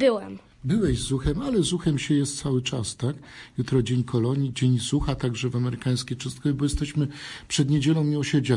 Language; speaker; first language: Polish; native; Polish